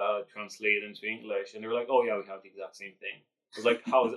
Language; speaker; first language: English; non-native, fluent; Romanian